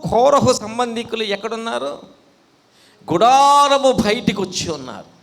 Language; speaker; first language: Telugu; native; Telugu